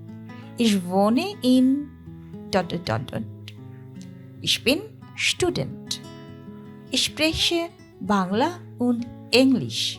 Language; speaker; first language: German; non-native, learner; Bangla